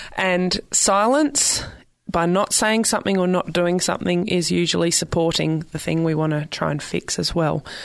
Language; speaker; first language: English; native; English